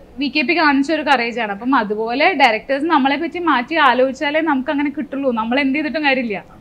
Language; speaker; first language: Malayalam; native; Malayalam